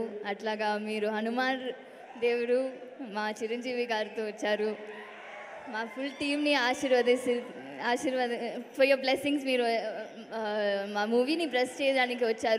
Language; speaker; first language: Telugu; non-native, learner; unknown